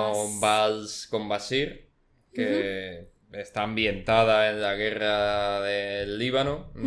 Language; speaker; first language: Spanish; native; Spanish